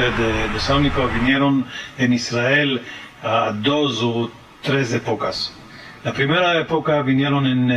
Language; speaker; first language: Spanish; early bilingual, heritage; French